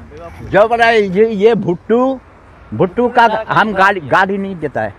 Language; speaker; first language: Hindi; non-native, learner; Bangla